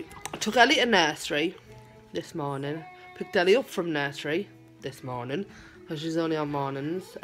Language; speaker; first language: English; native; English